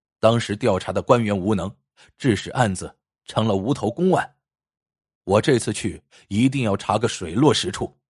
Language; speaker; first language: Chinese; native; Chinese